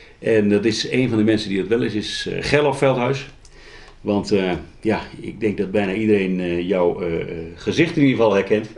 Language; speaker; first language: Dutch; native; Dutch